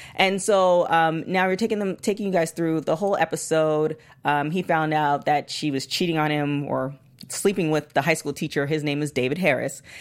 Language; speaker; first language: English; native; English